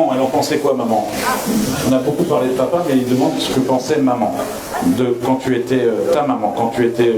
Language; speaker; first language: French; native; French